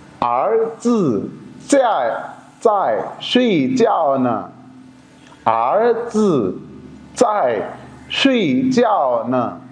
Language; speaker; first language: Chinese; non-native, fluent; Urdu